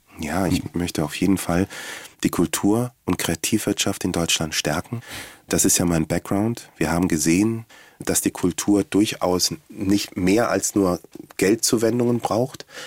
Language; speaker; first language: German; early bilingual, other home language; Swahili